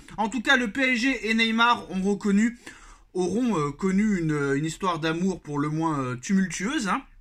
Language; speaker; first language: French; native; French